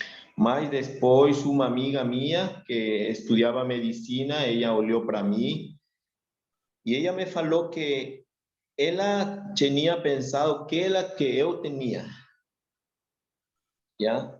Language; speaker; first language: Portuguese; non-native, learner; Spanish